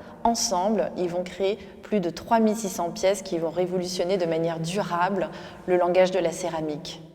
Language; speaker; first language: French; native; French